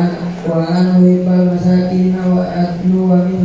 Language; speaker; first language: Arabic; non-native, learner; Indonesian